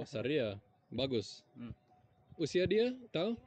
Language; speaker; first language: Indonesian; non-native, learner; English